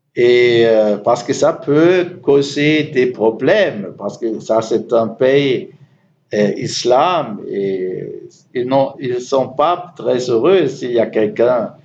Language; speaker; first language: French; non-native, learner; German